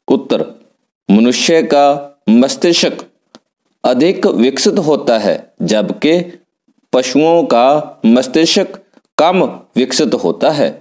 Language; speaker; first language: Hindi; non-native, local second language; Punjabi